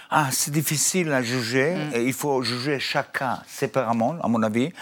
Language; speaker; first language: French; non-native, fluent; Hebrew